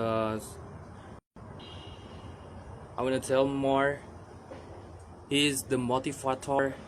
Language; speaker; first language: English; non-native, learner; Indonesian